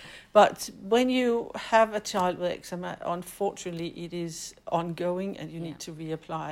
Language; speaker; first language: English; non-native, fluent; Danish